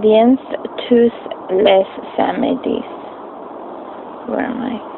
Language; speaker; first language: French; non-native, learner; English